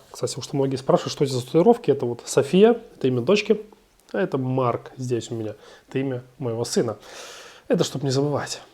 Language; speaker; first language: Russian; native; Russian